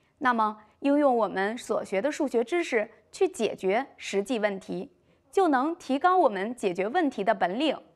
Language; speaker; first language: Chinese; native; Chinese